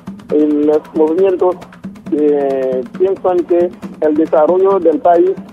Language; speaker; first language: Spanish; non-native, local second language; Haitian Creole